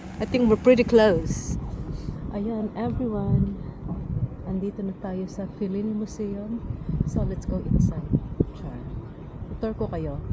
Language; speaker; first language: Filipino; non-native, local second language; Cebuano